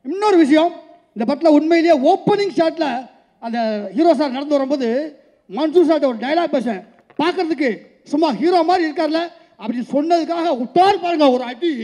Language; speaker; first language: Tamil; native; Tamil